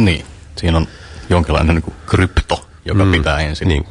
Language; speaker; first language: Finnish; native; Finnish